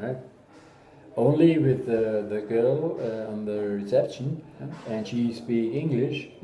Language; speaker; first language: English; non-native, learner; German